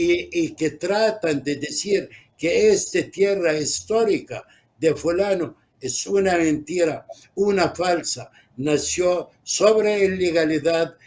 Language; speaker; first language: Spanish; non-native, fluent; Arabic